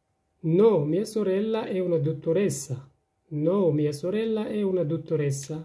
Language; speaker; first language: Italian; non-native, fluent; Persian